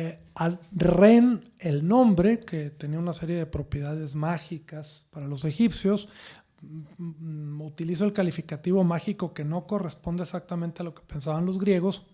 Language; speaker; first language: Spanish; native; Spanish